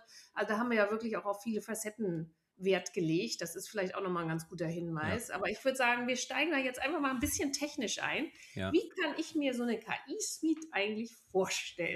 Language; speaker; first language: German; native; German